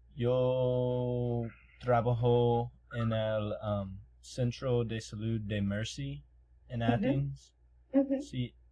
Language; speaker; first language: Spanish; non-native, learner; English